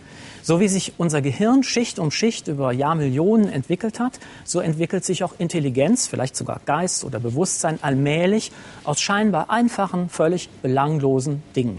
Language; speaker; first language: German; native; German